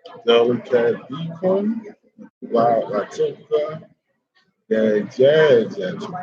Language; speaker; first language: Arabic; non-native, learner; English